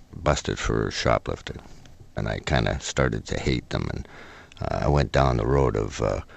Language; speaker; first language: English; native; English